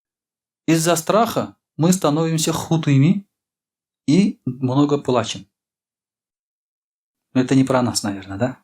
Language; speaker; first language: Russian; non-native, local second language; Tatar